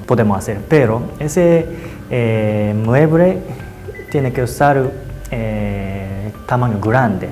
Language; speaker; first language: Spanish; non-native, learner; Japanese